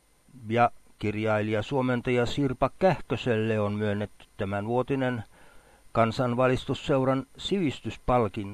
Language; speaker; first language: Finnish; native; Finnish